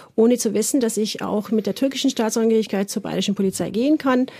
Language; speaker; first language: German; early bilingual, other home language; Turkish